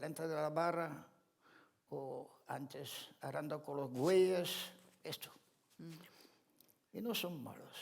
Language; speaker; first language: Spanish; non-native, fluent; Ladino